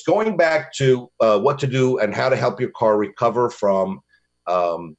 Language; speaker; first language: English; native; English